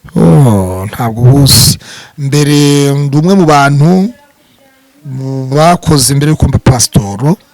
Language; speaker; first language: Kinyarwanda; native; Kinyarwanda